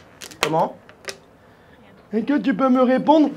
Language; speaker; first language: French; native; French